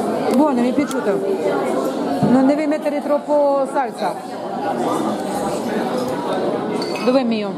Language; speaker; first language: Italian; non-native, learner; Russian